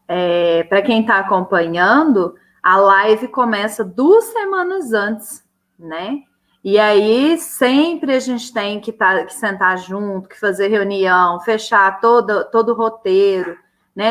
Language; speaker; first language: Portuguese; native; Portuguese